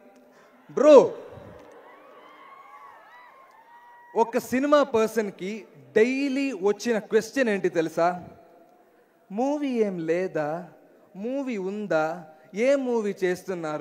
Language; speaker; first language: Telugu; non-native, learner; Malayalam